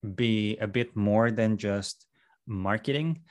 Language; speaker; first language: English; non-native, fluent; Russian